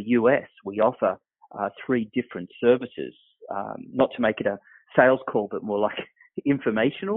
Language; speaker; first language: English; native; English